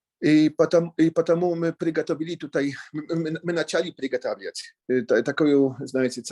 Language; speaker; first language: Russian; non-native, learner; Polish